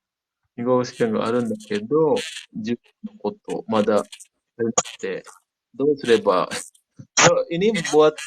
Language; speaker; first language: Japanese; non-native, fluent; Indonesian